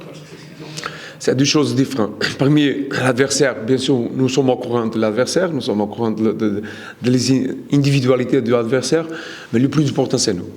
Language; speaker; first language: French; non-native, learner; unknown